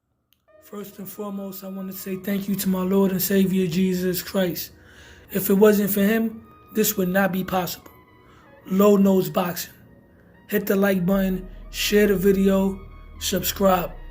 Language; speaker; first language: English; native; English